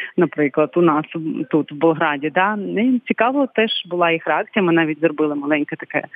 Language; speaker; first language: Ukrainian; non-native, local second language; Bulgarian